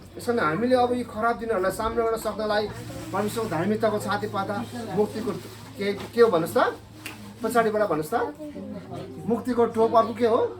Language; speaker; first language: Nepali; native; Nepali